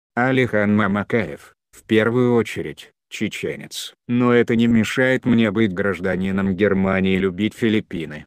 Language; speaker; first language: Russian; non-native, local second language; Chechen